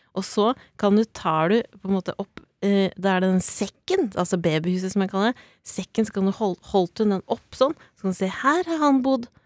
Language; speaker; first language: Norwegian; native; Norwegian